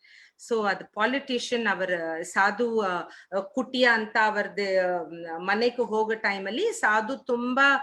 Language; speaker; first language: Kannada; non-native, learner; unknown